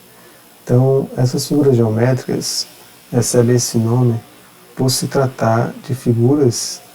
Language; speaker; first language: Portuguese; native; Portuguese